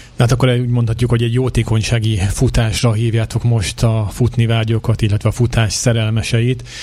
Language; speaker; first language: Hungarian; native; Hungarian